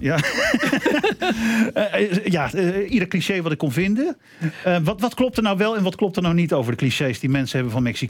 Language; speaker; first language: Dutch; native; Dutch